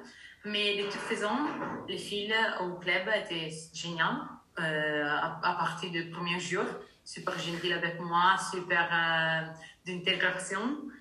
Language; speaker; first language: French; non-native, learner; Italian